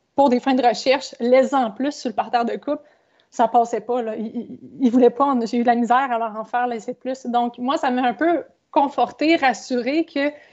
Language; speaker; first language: French; native; French